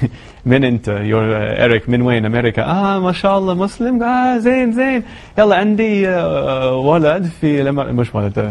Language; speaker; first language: Arabic; non-native, learner; English